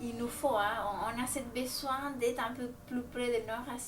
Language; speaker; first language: French; non-native, learner; Spanish